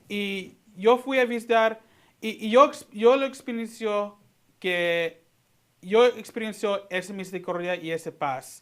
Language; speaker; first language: Spanish; early bilingual, heritage; Spanish